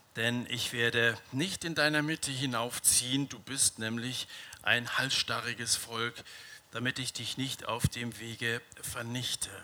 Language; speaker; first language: German; native; German